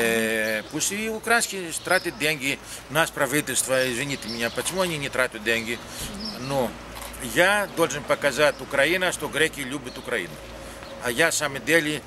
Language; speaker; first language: Russian; non-native, learner; Greek